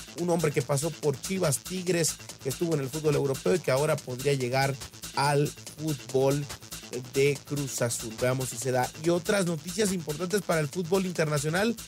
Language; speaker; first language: Spanish; native; Spanish